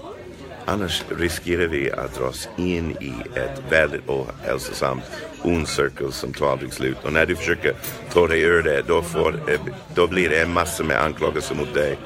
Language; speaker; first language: Swedish; non-native, fluent; English